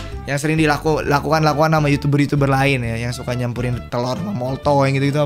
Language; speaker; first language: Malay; non-native, local second language; Sundanese